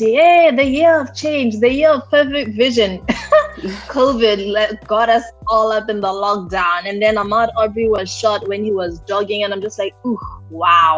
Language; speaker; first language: English; non-native, local second language; Tswana